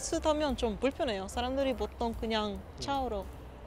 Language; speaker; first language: Korean; non-native, learner; Papiamento